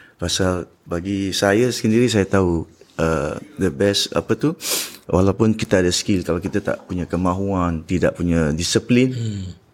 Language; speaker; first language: Malay; native; Malay